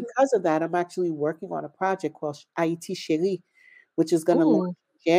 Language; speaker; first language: English; native; English